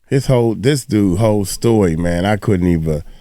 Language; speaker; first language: English; native; English